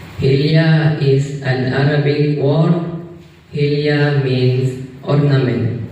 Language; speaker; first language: English; non-native, learner; Indonesian